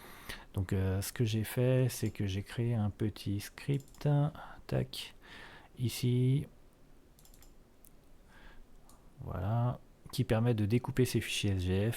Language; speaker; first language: French; native; French